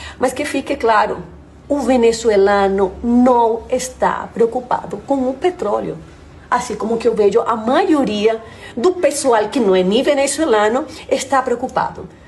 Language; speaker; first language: Portuguese; non-native, fluent; Spanish